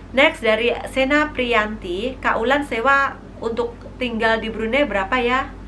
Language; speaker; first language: Indonesian; native; Indonesian